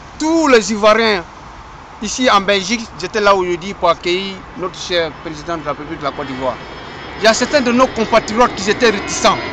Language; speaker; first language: French; non-native, local second language; Dyula